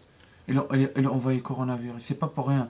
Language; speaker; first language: French; non-native, learner; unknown